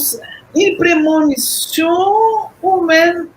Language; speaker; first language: French; non-native, fluent; Portuguese